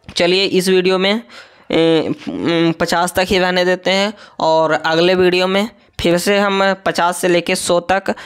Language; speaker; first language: Hindi; native; Hindi